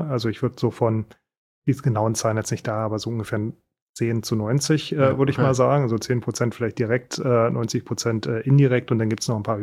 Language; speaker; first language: German; native; German